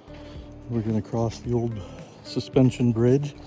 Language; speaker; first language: English; native; English